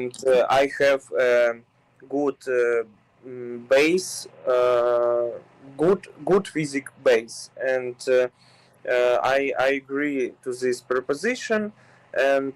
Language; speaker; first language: English; non-native, learner; Ukrainian